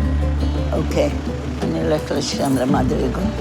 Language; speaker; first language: Hebrew; non-native, fluent; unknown